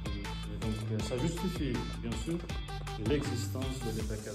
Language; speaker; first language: French; non-native, fluent; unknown